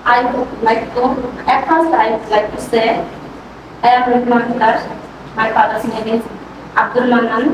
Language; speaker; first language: English; non-native, local second language; Bangla